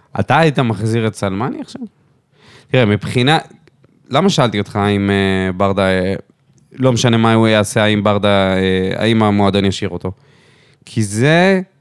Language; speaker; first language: Hebrew; native; Hebrew